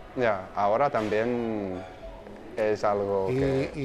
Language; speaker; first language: Spanish; non-native, fluent; Slovak